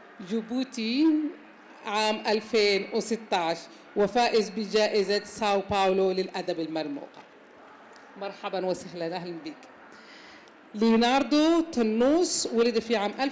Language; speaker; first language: Arabic; native; Arabic